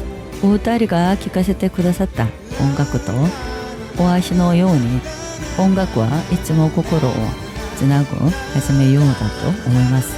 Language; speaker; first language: Japanese; non-native, learner; Korean